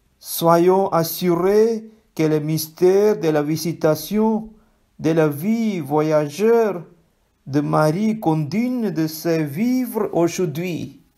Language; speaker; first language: French; non-native, fluent; Malayalam